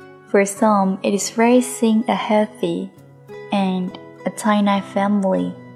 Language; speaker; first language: English; non-native, fluent; Chinese